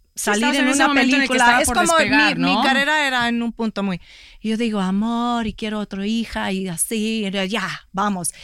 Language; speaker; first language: Spanish; early bilingual, heritage; Spanish